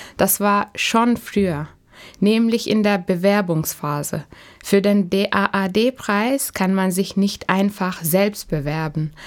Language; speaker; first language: German; non-native, fluent; Turkish